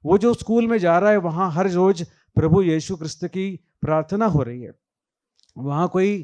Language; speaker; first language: Hindi; non-native, local second language; Marathi